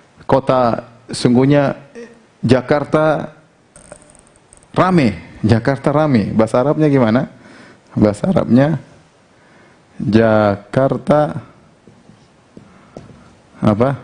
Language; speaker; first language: Indonesian; native; Indonesian